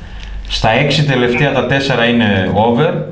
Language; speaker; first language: Greek; native; Greek